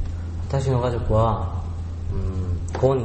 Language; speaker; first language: Japanese; non-native, learner; Korean